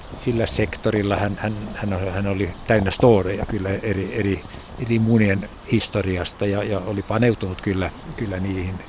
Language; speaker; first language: Finnish; non-native, local second language; Swedish